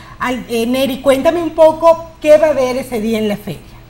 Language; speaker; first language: Spanish; native; Spanish